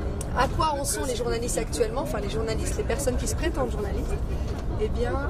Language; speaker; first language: French; native; French